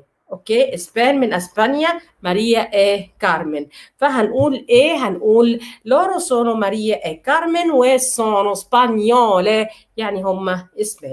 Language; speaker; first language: Arabic; native; Arabic